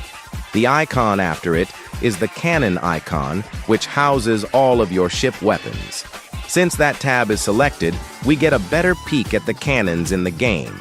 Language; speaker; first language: English; native; English